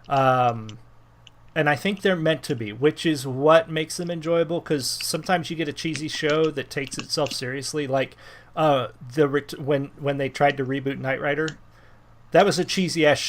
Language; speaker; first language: English; native; English